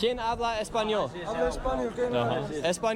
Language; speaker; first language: Spanish; non-native, learner; English